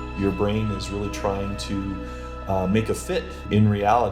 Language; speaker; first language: English; native; English